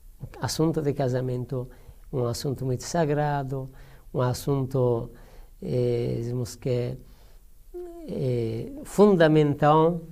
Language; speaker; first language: Portuguese; non-native, learner; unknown